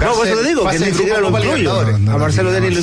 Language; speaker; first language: Spanish; native; Spanish